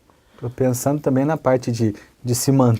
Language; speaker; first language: Portuguese; native; Portuguese